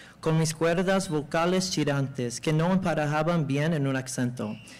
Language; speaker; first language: Spanish; early bilingual, heritage; Spanish